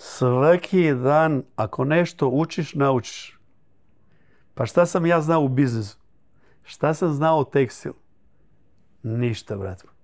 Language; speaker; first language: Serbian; early bilingual, heritage; Croatian